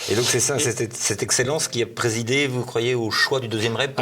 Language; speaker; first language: French; native; French